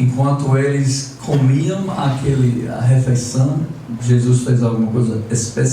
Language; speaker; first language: Portuguese; non-native, fluent; English